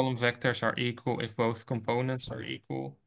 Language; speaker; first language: English; non-native, fluent; Dutch